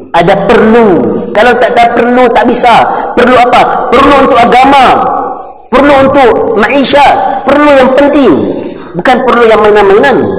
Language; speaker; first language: Malay; non-native, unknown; Arabic